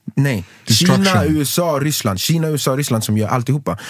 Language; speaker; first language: Swedish; native; Swedish